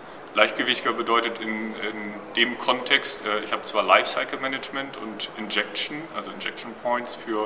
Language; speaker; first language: German; native; German